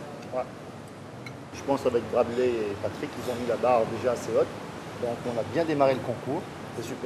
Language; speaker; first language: French; native; French